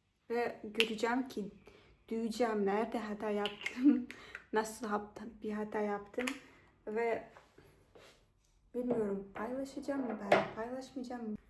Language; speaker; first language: Turkish; non-native, fluent; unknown